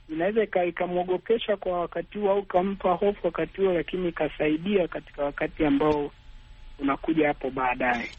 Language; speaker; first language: Swahili; native; Swahili